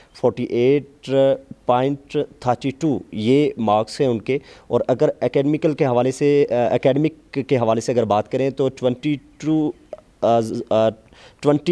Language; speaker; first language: Urdu; non-native, local second language; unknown